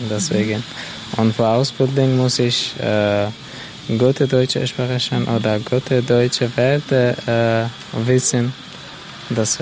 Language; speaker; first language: German; non-native, learner; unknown